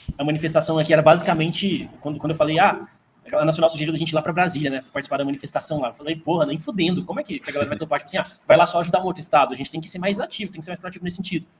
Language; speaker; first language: Portuguese; native; Portuguese